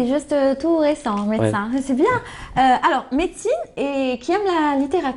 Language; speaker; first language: French; non-native, local second language; Arabic